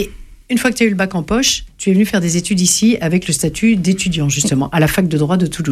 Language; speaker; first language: French; native; French